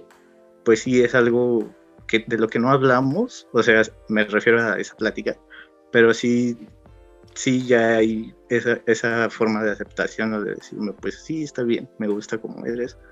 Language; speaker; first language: Spanish; native; Spanish